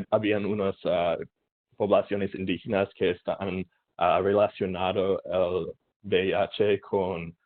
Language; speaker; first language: Spanish; non-native, learner; English